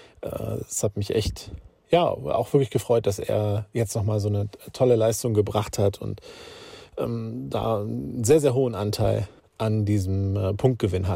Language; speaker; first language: German; native; German